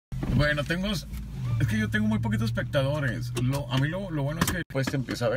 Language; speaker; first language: Spanish; native; Spanish